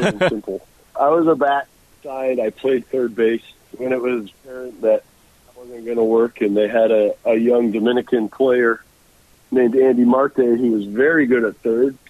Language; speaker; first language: English; native; English